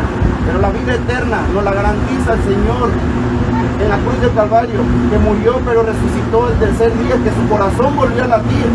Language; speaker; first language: Spanish; native; Spanish